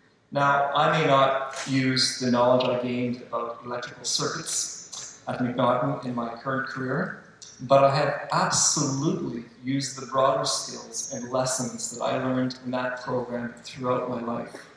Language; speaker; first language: English; native; English